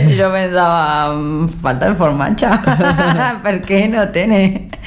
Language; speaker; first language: Catalan; non-native, learner; Spanish